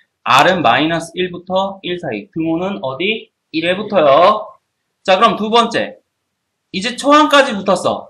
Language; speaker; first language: Korean; native; Korean